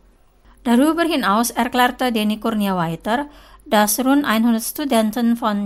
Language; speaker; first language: German; non-native, fluent; Indonesian